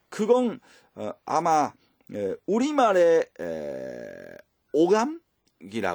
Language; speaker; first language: Korean; non-native, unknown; Japanese